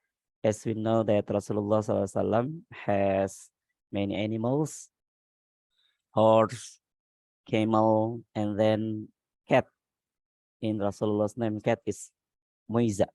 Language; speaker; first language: English; non-native, learner; Indonesian